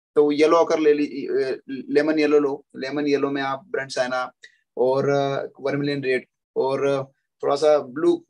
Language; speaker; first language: Hindi; native; Hindi